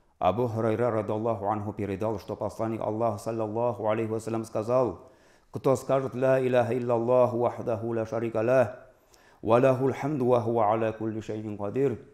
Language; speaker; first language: Russian; non-native, local second language; Tatar